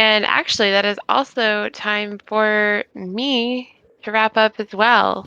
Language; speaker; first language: English; native; English